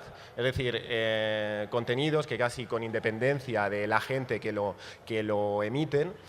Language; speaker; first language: Spanish; native; Spanish